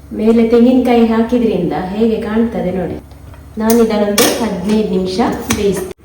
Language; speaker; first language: Kannada; native; Kannada